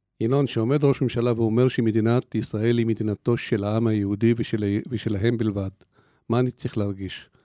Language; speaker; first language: Hebrew; non-native, local second language; Arabic